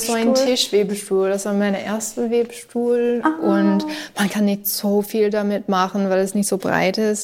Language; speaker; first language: German; non-native, learner; English